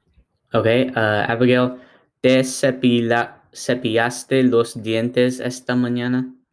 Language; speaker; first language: Spanish; non-native, learner; English